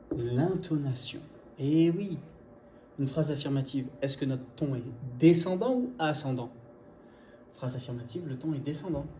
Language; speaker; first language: French; native; French